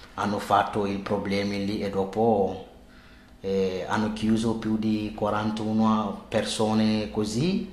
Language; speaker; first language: Italian; non-native, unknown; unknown